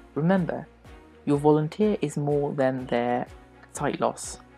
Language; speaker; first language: English; native; English